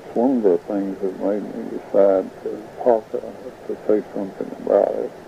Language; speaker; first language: English; native; English